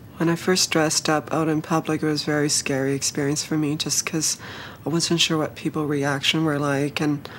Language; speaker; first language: English; early bilingual, other home language; Vietnamese